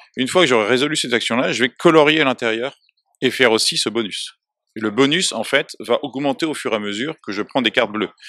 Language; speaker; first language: French; native; French